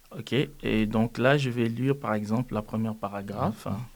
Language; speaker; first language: French; non-native, local second language; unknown